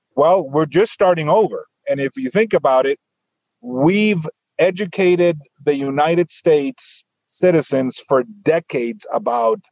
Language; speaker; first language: English; non-native, fluent; Spanish